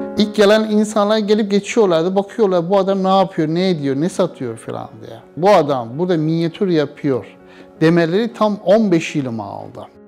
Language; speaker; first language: Turkish; non-native, fluent; Persian